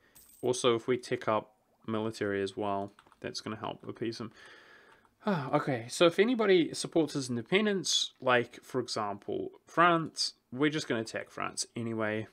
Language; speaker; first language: English; native; English